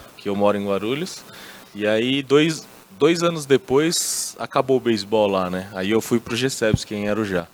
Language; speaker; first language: Portuguese; native; Portuguese